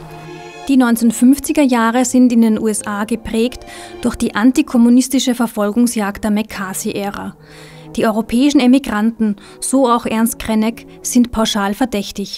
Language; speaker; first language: German; native; German